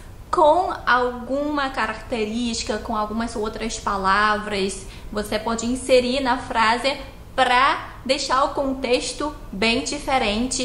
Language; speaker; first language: Portuguese; non-native, fluent; Chinese